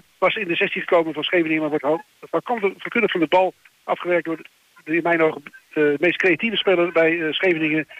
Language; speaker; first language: Dutch; native; Dutch